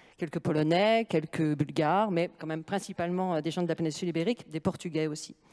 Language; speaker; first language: French; native; French